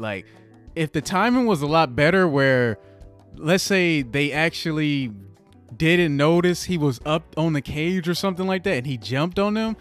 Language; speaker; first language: English; native; English